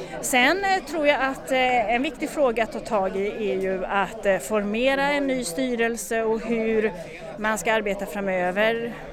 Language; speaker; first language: Swedish; native; Swedish